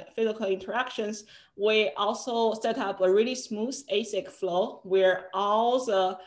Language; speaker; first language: English; non-native, fluent; Chinese